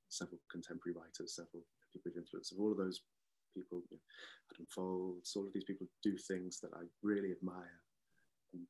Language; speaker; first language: English; native; English